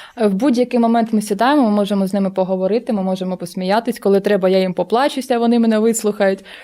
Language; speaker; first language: Ukrainian; non-native, local second language; Russian